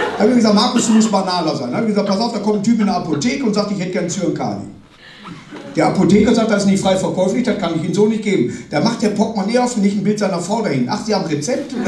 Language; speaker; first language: German; native; German